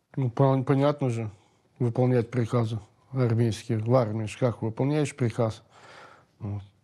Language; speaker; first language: Russian; native; Russian